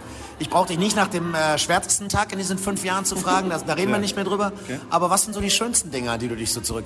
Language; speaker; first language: German; native; German